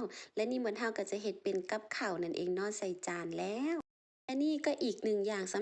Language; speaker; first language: Thai; non-native, local second language; Lao